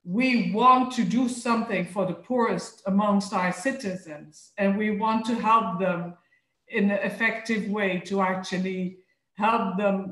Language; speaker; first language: English; non-native, fluent; French